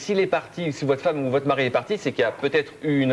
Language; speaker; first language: French; native; French